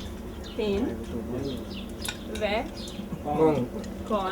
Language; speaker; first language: Hebrew; native; Hebrew